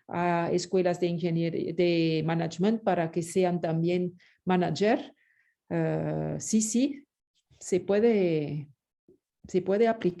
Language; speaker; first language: Spanish; non-native, fluent; French